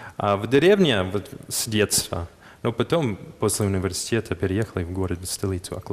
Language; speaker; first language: Russian; non-native, fluent; English